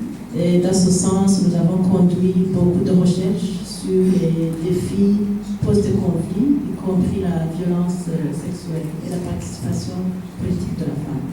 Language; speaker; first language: French; non-native, local second language; Rundi